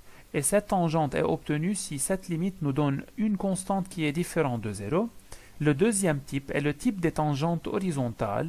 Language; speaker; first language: French; non-native, local second language; Arabic